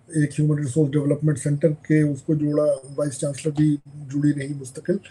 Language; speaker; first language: Hindi; native; Hindi